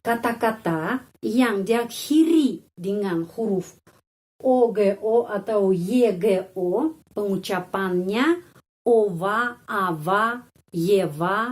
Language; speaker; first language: Indonesian; non-native, fluent; Russian